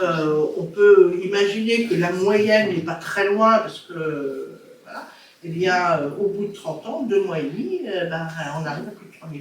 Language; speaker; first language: French; native; French